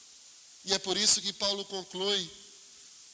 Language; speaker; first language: Portuguese; native; Portuguese